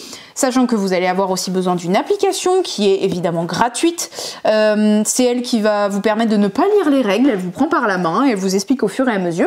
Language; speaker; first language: French; native; French